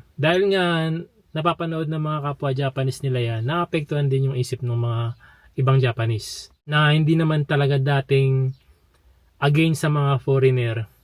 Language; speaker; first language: Filipino; native; Filipino